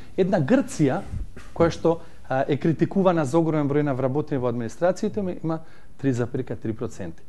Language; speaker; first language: Macedonian; native; Macedonian